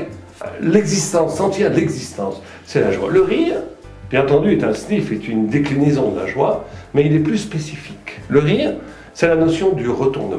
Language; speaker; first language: French; native; French